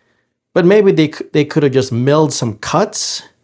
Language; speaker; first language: English; native; English